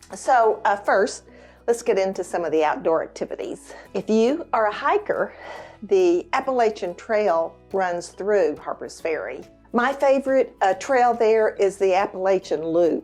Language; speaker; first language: English; native; English